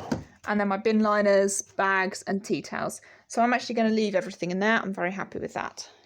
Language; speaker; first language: English; native; English